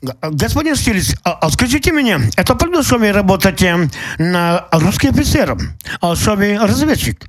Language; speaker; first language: Russian; non-native, local second language; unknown